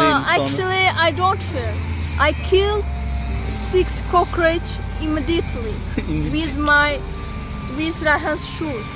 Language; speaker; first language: English; non-native, learner; Azerbaijani